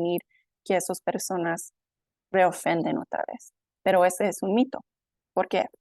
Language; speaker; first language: Spanish; non-native, fluent; English